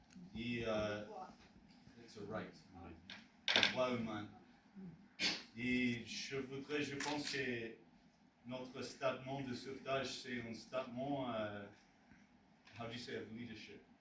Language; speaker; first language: French; non-native, learner; English